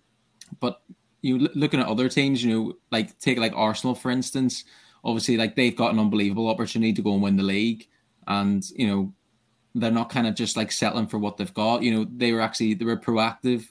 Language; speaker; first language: English; native; English